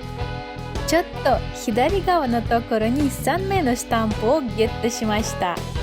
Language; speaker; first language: Japanese; non-native, learner; Russian